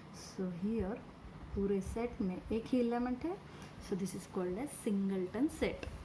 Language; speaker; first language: Hindi; non-native, local second language; Marathi